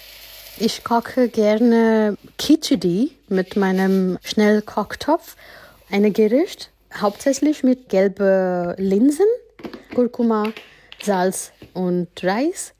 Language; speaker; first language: German; non-native, fluent; Gujarati